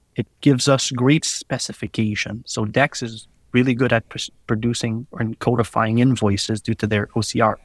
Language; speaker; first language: English; non-native, fluent; French